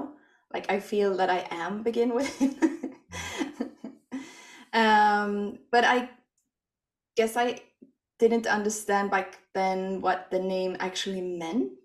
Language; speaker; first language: English; non-native, fluent; Swedish